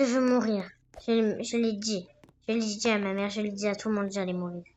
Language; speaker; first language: French; native; French